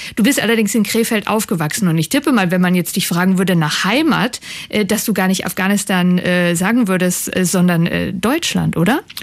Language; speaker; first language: German; native; German